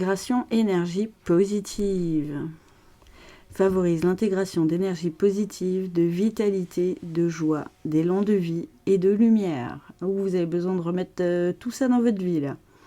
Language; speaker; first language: French; native; French